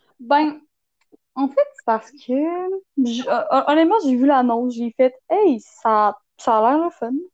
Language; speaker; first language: French; native; French